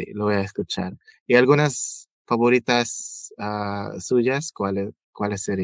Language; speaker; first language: Spanish; non-native, fluent; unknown